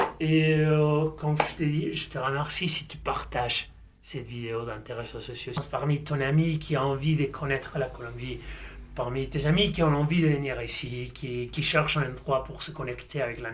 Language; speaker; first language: French; non-native, fluent; Spanish